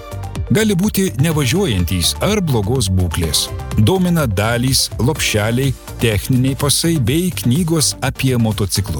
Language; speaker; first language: Lithuanian; native; Lithuanian